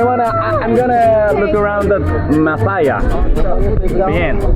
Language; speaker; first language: English; non-native, learner; Korean